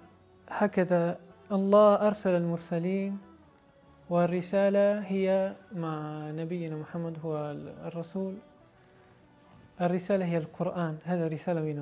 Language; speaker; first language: Arabic; non-native, learner; Italian